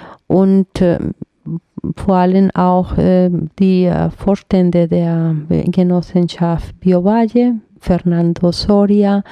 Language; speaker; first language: German; non-native, fluent; Spanish